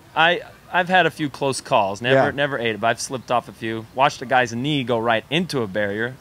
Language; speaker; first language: English; native; English